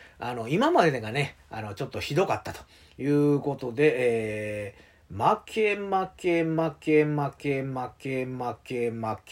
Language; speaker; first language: Japanese; native; Japanese